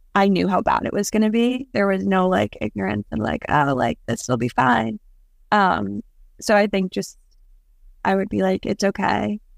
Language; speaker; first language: English; native; English